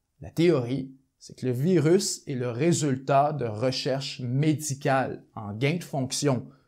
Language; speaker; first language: French; native; French